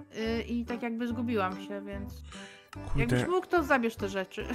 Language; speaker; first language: Polish; native; Polish